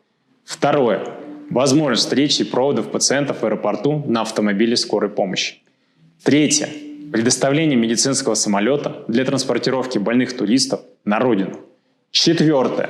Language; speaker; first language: Russian; native; Russian